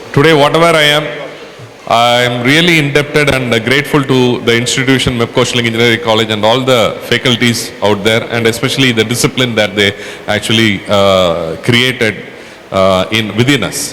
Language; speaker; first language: English; non-native, local second language; Tamil